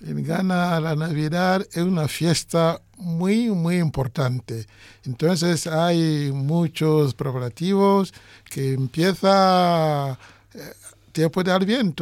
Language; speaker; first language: Spanish; non-native, learner; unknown